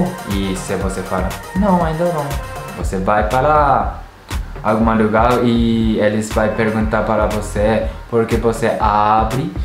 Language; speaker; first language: Portuguese; non-native, learner; Japanese